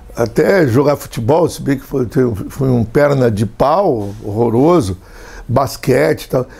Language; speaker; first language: Portuguese; native; Portuguese